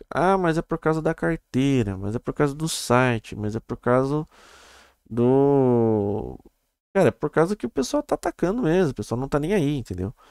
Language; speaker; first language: Portuguese; native; Portuguese